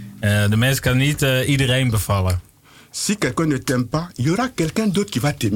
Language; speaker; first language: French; non-native, learner; Dutch